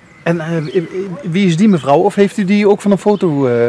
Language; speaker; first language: Dutch; native; Dutch